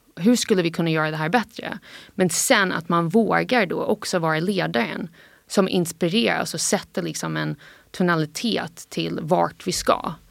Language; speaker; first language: Swedish; non-native, fluent; English